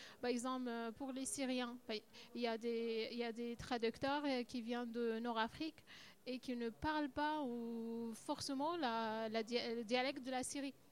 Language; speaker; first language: French; non-native, learner; Arabic